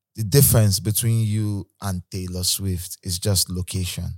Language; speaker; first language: English; non-native, local second language; Igbo